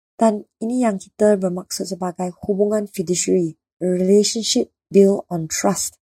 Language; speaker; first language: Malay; non-native, local second language; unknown